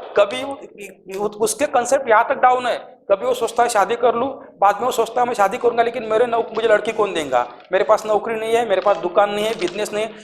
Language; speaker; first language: Hindi; non-native, local second language; Marathi